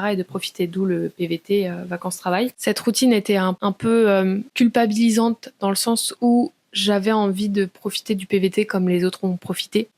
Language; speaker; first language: French; native; French